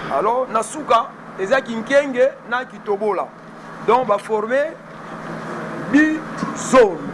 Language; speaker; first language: Lingala; native; Lingala